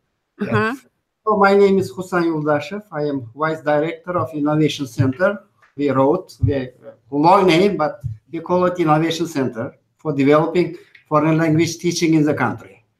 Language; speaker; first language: English; non-native, fluent; Uzbek